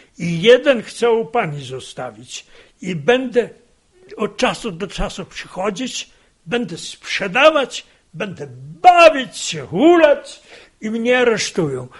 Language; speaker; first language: Polish; native; Polish